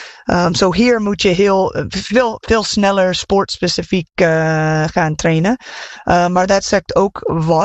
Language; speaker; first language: Dutch; non-native, fluent; English